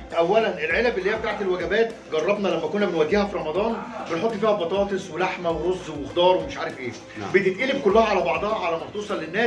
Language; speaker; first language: Arabic; native; Arabic